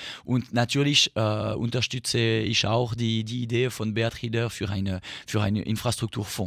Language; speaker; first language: German; non-native, local second language; French